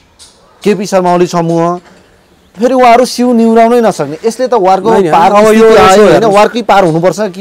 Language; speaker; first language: Nepali; native; Nepali